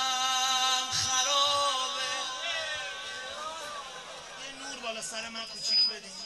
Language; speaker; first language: Persian; native; Persian